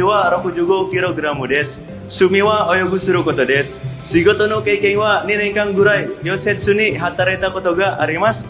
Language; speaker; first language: Japanese; non-native, learner; Indonesian